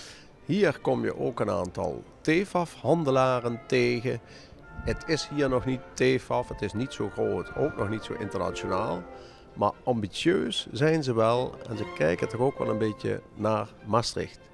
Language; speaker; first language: Dutch; native; Dutch